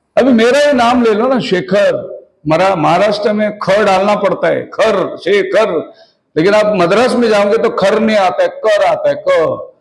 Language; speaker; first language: Hindi; non-native, local second language; Tamil